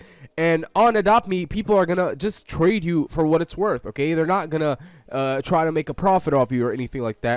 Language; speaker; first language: English; native; English